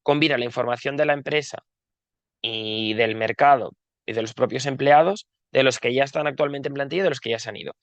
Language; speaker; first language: Spanish; native; Spanish